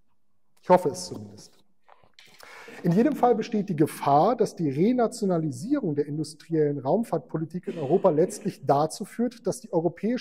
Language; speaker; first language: German; native; German